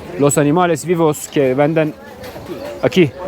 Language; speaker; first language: Spanish; non-native, learner; Turkish